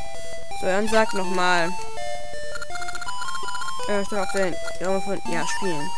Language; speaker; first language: German; native; German